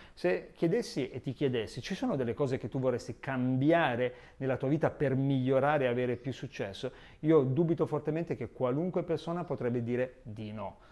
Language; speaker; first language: Italian; native; Italian